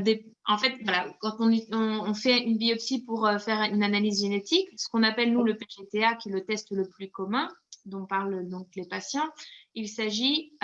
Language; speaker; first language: French; native; French